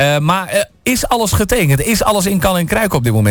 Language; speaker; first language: Dutch; native; Dutch